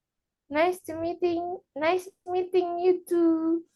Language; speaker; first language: English; non-native, learner; Indonesian